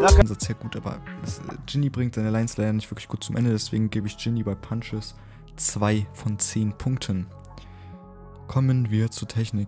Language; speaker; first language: German; native; German